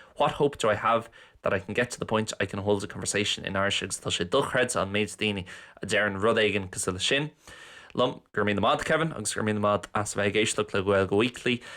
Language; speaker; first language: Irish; non-native, local second language; English